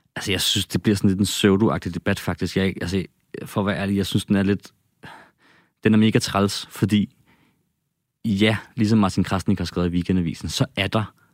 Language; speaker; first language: Danish; native; Danish